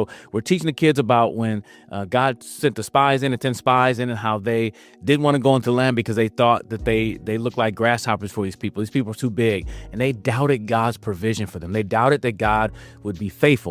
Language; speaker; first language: English; native; English